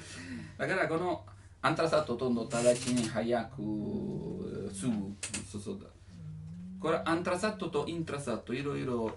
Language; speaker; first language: Japanese; non-native, learner; Italian